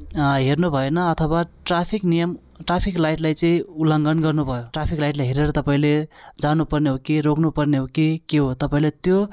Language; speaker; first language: Nepali; non-native, local second language; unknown